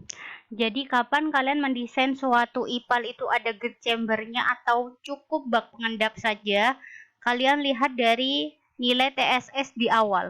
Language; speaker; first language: Indonesian; native; Indonesian